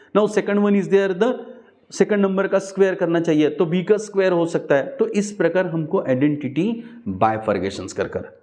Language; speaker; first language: Hindi; non-native, local second language; Marathi